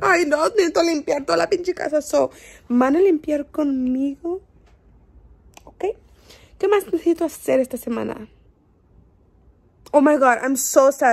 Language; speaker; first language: Spanish; early bilingual, heritage; Spanish